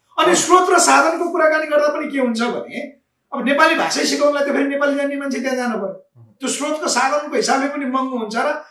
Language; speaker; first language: Nepali; native; Nepali